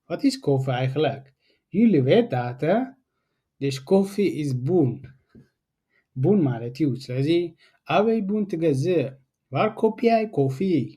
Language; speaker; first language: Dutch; non-native, fluent; Tigrinya